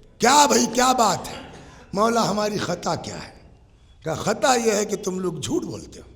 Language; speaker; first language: Urdu; native; Urdu